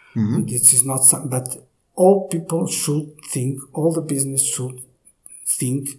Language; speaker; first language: English; non-native, fluent; Portuguese